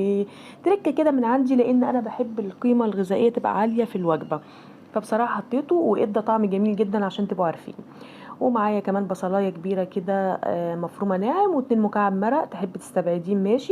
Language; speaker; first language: Arabic; native; Arabic